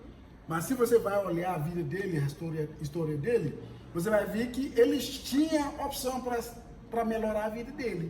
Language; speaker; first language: Portuguese; non-native, fluent; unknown